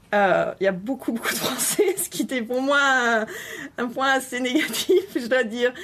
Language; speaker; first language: French; native; French